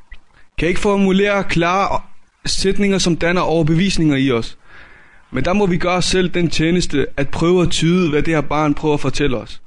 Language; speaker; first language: Danish; native; Danish